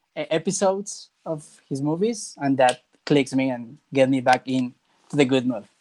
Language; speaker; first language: English; non-native, fluent; Spanish